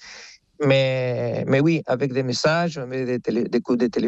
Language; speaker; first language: French; non-native, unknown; Spanish